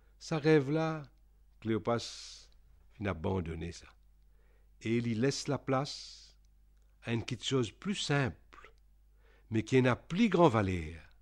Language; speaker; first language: French; non-native, local second language; Réunion Creole French